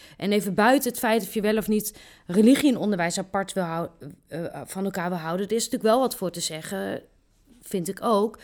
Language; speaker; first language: Dutch; native; Dutch